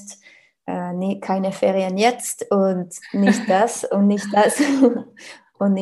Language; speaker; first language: German; non-native, learner; French